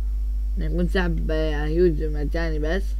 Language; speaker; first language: Arabic; native; Arabic